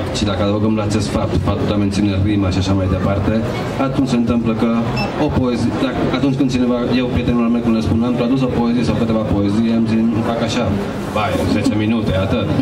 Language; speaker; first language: Romanian; non-native, fluent; Catalan